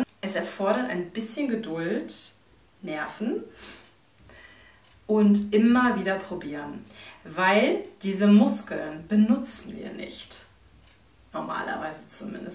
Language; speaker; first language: German; native; German